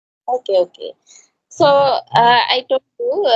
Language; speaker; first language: English; non-native, learner; Hindi